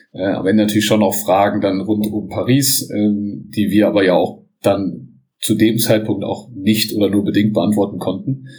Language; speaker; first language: German; native; German